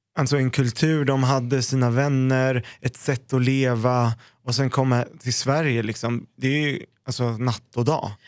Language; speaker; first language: Swedish; early bilingual, other home language; Arabic